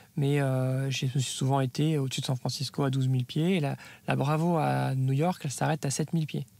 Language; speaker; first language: French; native; French